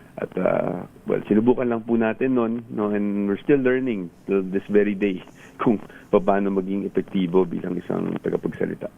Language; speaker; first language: Filipino; native; Filipino